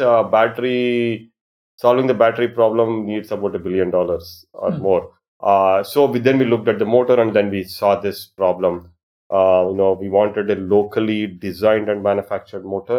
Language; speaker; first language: English; non-native, local second language; Kannada